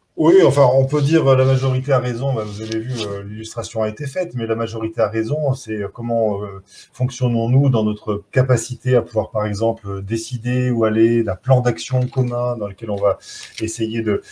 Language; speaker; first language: French; native; French